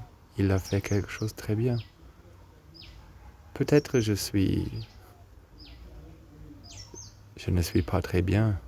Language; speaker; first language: French; non-native, learner; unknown